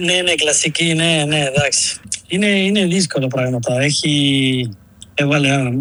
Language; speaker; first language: Greek; non-native, learner; Spanish